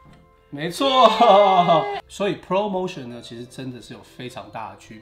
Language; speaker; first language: Chinese; native; Chinese